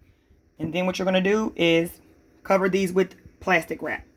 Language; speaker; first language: English; native; English